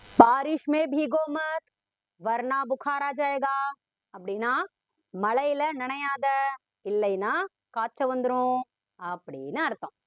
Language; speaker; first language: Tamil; early bilingual, heritage; Tamil